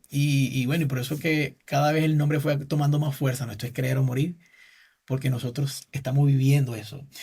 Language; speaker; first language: Spanish; native; Spanish